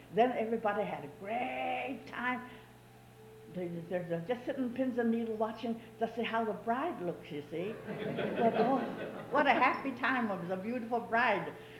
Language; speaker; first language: English; early bilingual, other home language; Chinese